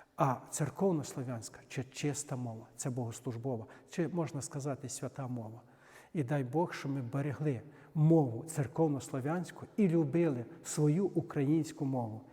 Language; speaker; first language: Ukrainian; native; Ukrainian